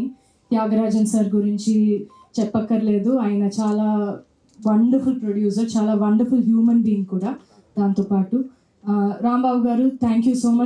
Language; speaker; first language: Telugu; non-native, fluent; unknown